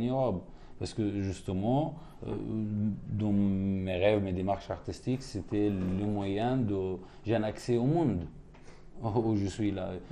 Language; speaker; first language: French; non-native, fluent; Arabic